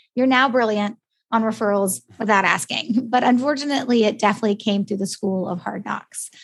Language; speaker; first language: English; native; English